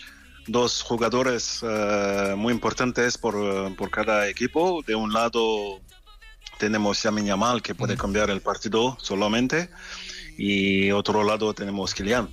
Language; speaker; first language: Spanish; non-native, fluent; French